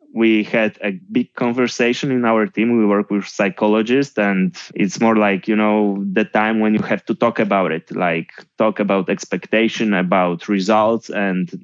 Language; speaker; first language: English; non-native, fluent; Polish